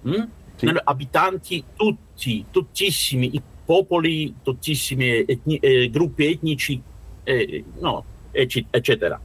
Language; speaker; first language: Italian; non-native, learner; Russian